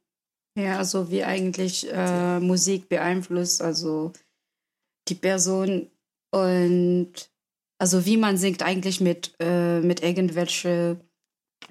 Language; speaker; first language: German; non-native, learner; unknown